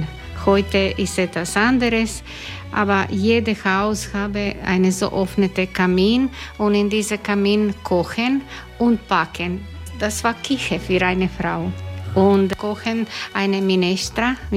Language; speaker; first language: German; non-native, learner; Croatian